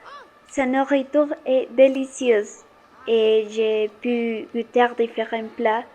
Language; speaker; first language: French; non-native, learner; Spanish